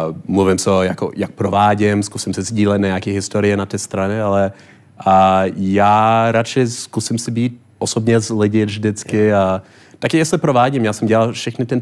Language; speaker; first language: Czech; non-native, learner; English